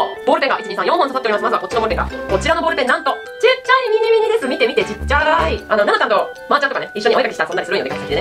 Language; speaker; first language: Japanese; native; Japanese